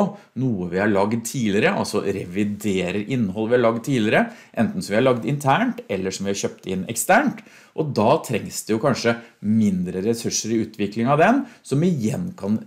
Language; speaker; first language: Norwegian; native; Norwegian